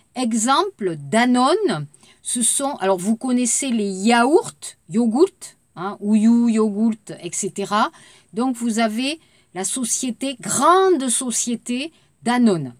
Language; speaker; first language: French; native; French